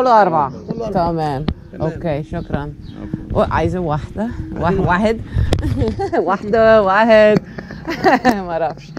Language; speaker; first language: Arabic; non-native, learner; English